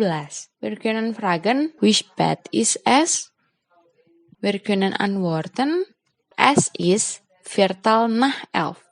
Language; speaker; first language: German; non-native, fluent; Indonesian